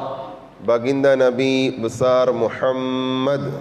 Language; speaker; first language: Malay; non-native, fluent; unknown